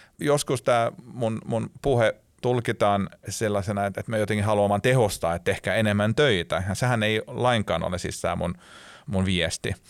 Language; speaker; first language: Finnish; non-native, local second language; Swedish